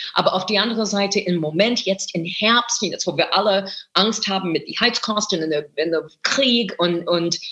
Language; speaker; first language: German; non-native, fluent; English